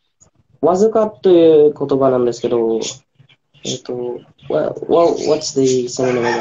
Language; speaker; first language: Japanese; non-native, learner; English